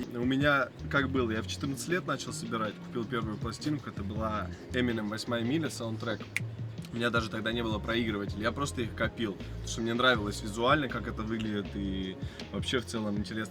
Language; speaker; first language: Russian; native; Russian